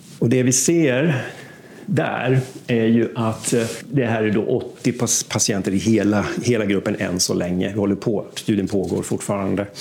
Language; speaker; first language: Swedish; native; Swedish